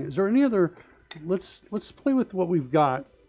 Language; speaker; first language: English; native; English